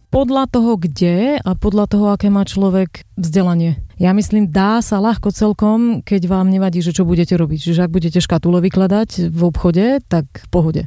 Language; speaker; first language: Slovak; native; Slovak